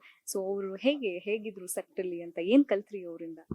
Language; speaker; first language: Kannada; native; Kannada